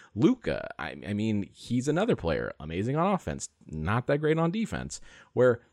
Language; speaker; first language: English; native; English